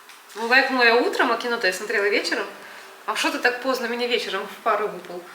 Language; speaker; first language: Russian; native; Russian